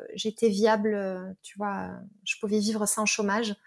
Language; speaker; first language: French; native; French